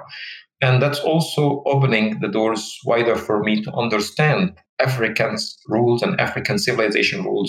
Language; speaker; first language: English; non-native, fluent; Arabic